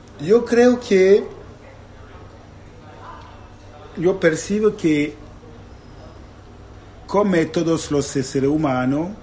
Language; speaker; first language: Spanish; non-native, learner; Italian